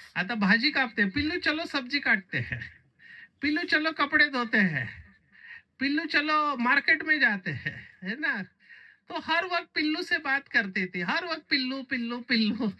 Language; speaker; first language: Hindi; non-native, local second language; Marathi